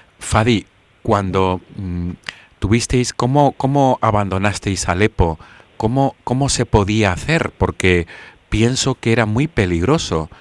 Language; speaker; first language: Spanish; native; Spanish